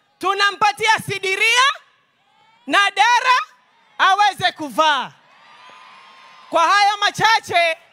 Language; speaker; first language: Swahili; native; Swahili